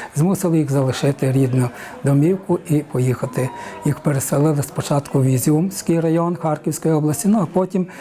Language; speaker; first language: Ukrainian; native; Ukrainian